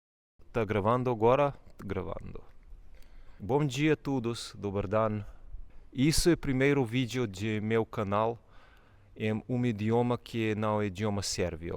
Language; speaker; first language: Portuguese; non-native, fluent; Serbian